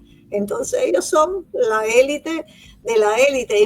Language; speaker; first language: Spanish; non-native, fluent; Italian